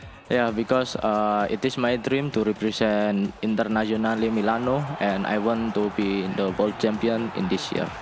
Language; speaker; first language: English; non-native, learner; Indonesian